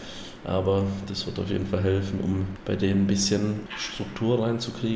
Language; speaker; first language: German; native; German